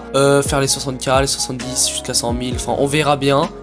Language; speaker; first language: French; native; French